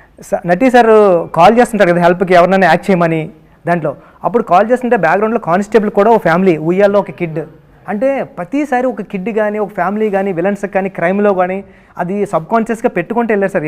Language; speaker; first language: Telugu; native; Telugu